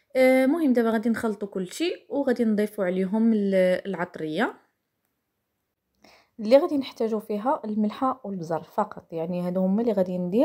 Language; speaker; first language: Arabic; native; Arabic